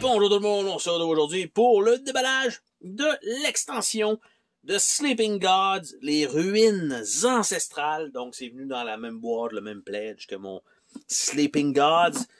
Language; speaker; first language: French; native; French